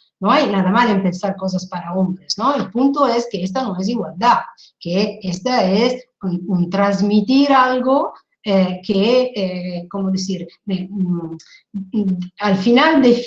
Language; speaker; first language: Spanish; non-native, fluent; Italian